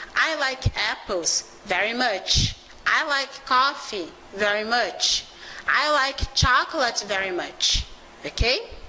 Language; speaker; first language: English; non-native, fluent; Portuguese